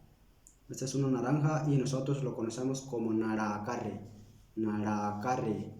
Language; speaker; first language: Spanish; non-native, local second language; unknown